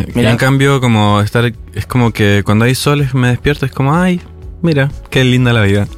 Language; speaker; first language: Spanish; native; Spanish